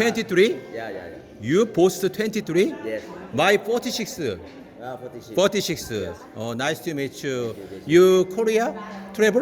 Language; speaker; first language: English; non-native, learner; Korean